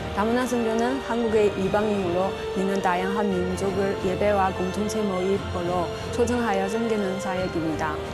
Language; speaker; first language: Korean; non-native, fluent; Chinese